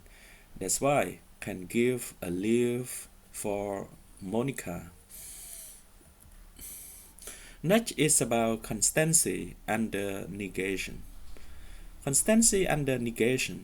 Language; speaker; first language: English; non-native, fluent; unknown